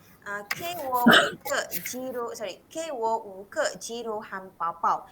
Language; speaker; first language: Chinese; non-native, local second language; Malay